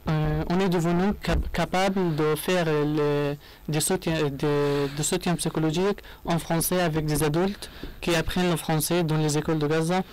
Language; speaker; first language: French; non-native, learner; Arabic